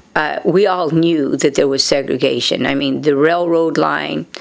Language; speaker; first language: English; native; English